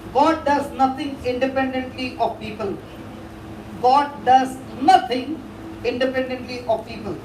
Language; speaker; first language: English; non-native, local second language; Hindi